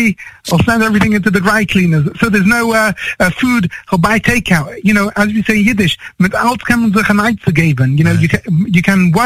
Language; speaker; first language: English; native; English